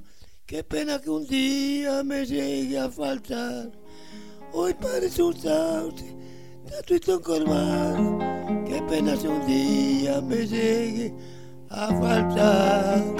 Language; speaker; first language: Spanish; native; Spanish